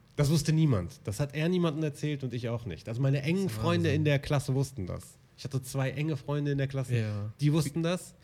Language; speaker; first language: German; early bilingual, other home language; Arabic